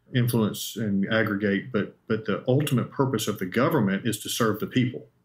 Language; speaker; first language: English; native; English